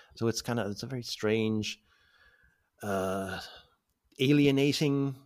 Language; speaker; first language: English; native; English